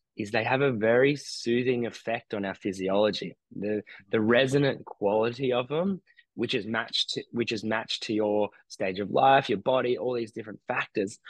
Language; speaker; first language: English; native; English